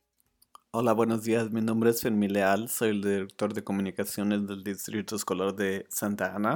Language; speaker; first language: Spanish; early bilingual, other home language; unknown